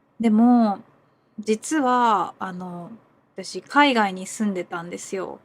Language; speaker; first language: Japanese; native; Japanese